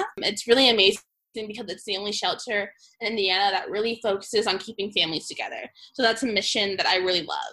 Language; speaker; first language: English; native; English